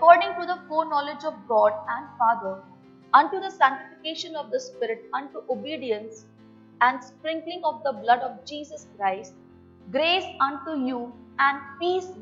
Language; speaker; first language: English; non-native, local second language; Tulu